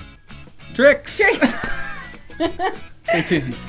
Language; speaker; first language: English; native; English